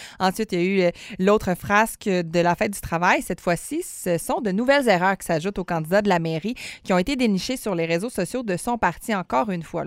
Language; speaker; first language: French; native; French